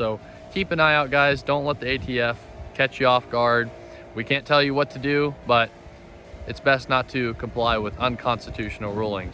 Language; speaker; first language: English; native; English